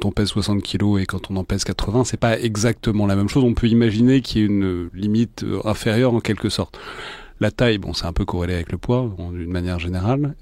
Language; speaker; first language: French; native; French